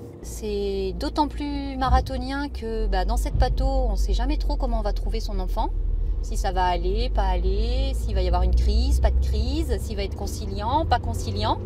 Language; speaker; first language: French; native; French